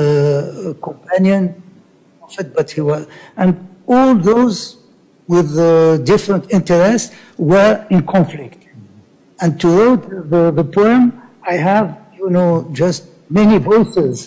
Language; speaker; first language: English; non-native, learner; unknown